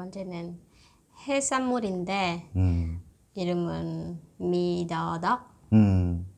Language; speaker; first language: Korean; non-native, learner; Khmer